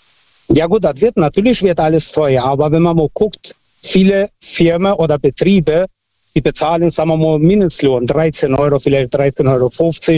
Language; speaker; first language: German; non-native, fluent; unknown